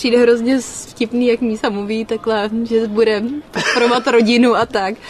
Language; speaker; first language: Czech; native; Czech